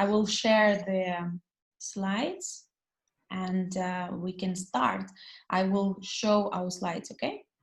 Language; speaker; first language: English; non-native, learner; Russian